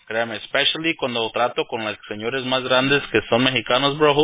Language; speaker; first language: Spanish; early bilingual, heritage; Spanish